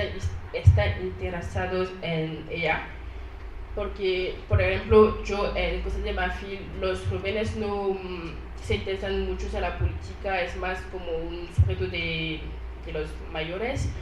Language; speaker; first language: Spanish; non-native, learner; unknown